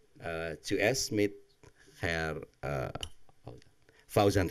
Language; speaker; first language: German; non-native, fluent; Indonesian